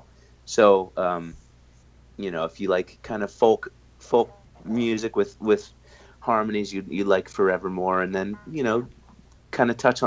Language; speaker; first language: English; native; English